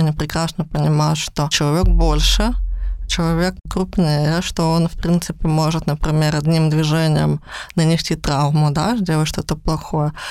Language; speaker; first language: Russian; native; Russian